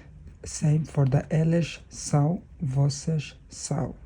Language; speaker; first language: Portuguese; non-native, learner; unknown